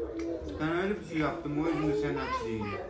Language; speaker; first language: Turkish; non-native, learner; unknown